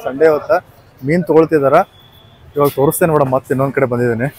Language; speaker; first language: Kannada; native; Kannada